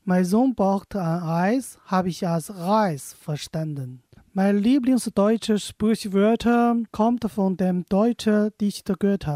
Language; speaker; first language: German; non-native, fluent; Chinese